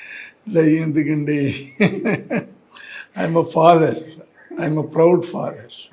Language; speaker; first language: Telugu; non-native, learner; Tamil